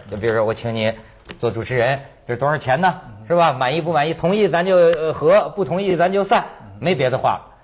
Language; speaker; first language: Chinese; native; Chinese